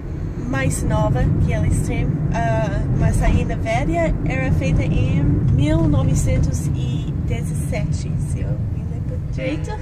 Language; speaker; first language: Portuguese; non-native, fluent; English